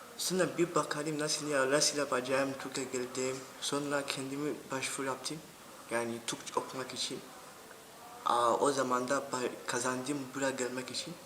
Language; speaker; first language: Turkish; non-native, learner; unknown